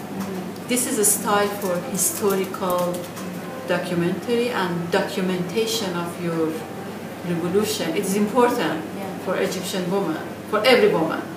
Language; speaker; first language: English; non-native, fluent; Persian